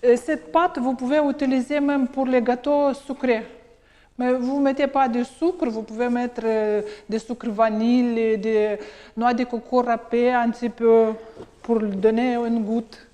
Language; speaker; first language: French; non-native, learner; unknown